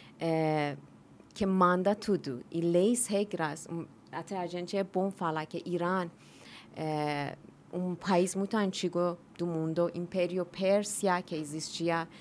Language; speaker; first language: Portuguese; non-native, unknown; Persian